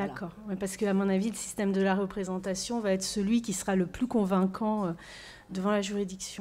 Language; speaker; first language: French; native; French